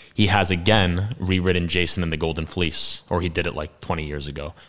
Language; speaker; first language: English; native; English